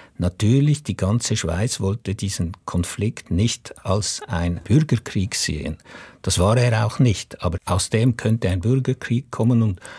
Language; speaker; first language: German; non-native, local second language; French